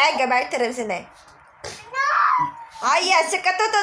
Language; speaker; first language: Turkish; non-native, learner; Filipino